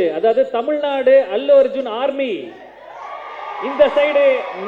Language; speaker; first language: Tamil; native; Tamil